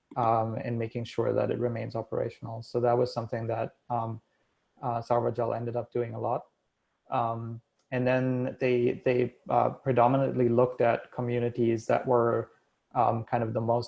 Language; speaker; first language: English; non-native, fluent; German